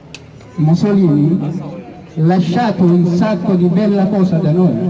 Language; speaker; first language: Italian; non-native, learner; Oromo